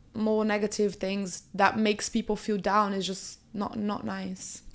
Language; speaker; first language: English; early bilingual, other home language; Portuguese